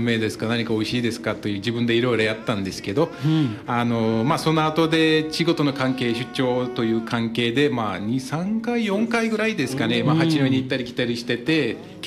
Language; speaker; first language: Japanese; non-native, fluent; Turkish